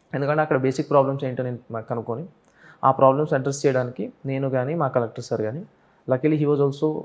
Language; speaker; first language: Telugu; native; Telugu